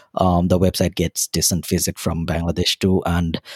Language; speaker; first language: English; non-native, local second language; Bangla